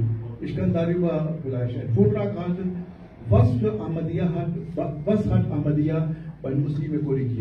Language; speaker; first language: German; non-native, fluent; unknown